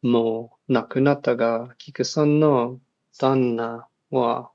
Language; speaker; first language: Japanese; non-native, learner; English